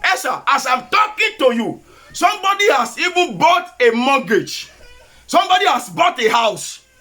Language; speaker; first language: English; non-native, local second language; Yoruba